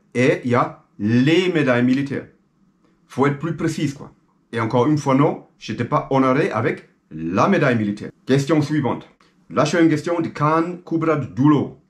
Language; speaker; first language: French; non-native, fluent; German